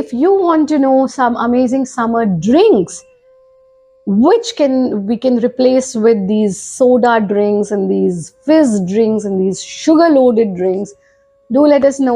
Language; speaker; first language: English; non-native, local second language; Hindi